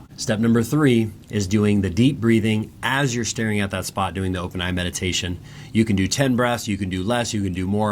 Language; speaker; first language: English; native; English